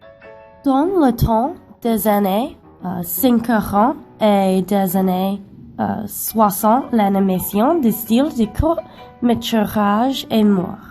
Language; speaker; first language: French; non-native, learner; English